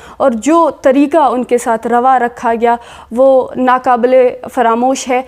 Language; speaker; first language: Urdu; non-native, local second language; Baluchi